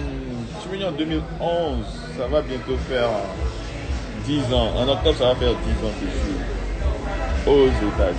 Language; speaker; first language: French; non-native, local second language; Baoulé